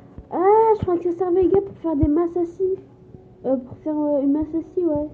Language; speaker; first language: French; native; French